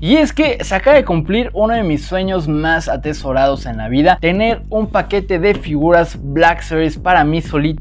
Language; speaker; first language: Spanish; native; Spanish